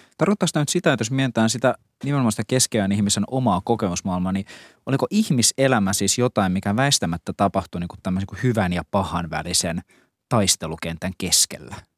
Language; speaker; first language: Finnish; native; Finnish